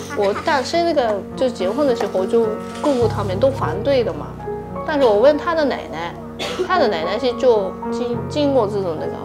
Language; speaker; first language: Chinese; non-native, fluent; Japanese